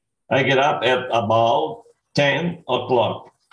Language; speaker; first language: English; non-native, learner; Portuguese